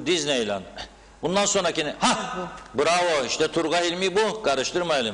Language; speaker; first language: Turkish; native; Turkish